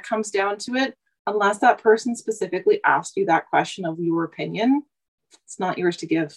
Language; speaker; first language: English; native; English